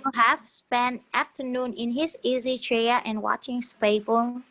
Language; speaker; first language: English; non-native, learner; Vietnamese